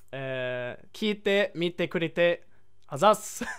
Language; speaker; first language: Japanese; non-native, fluent; English